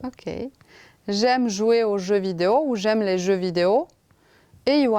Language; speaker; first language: French; non-native, fluent; Romanian